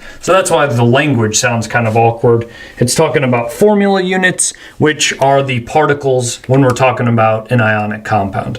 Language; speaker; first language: English; native; English